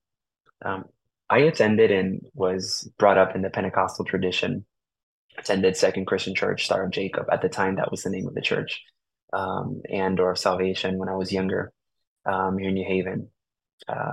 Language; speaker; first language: English; early bilingual, other home language; Spanish